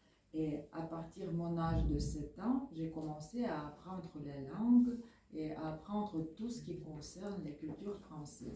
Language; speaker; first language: French; non-native, fluent; Russian